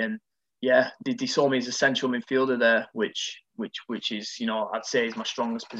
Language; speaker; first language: English; native; English